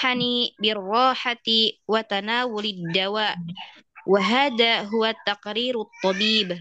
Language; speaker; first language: Arabic; non-native, learner; Indonesian